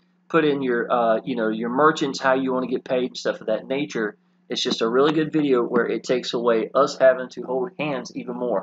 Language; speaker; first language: English; native; English